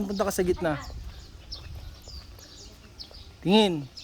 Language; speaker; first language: Filipino; non-native, local second language; Iloko